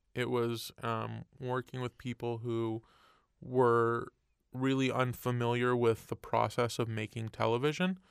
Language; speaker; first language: English; native; English